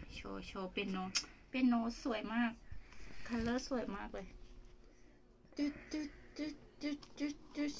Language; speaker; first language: Japanese; non-native, learner; Thai